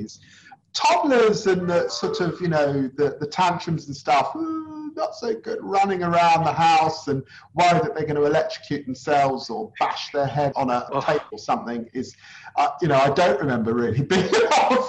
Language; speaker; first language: English; native; English